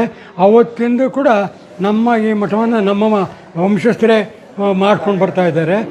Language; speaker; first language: Kannada; native; Kannada